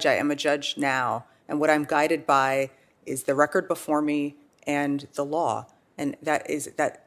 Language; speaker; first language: English; native; English